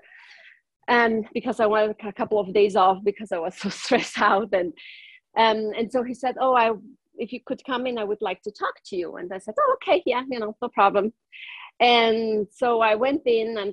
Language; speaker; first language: English; non-native, fluent; German